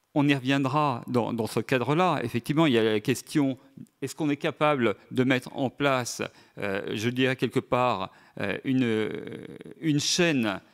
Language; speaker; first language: French; native; French